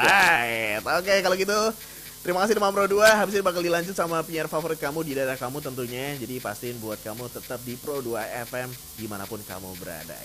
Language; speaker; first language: Indonesian; native; Indonesian